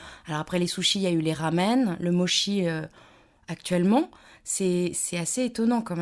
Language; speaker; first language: French; native; French